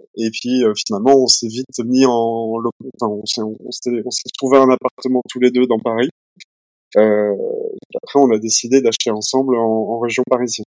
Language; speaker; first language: French; native; French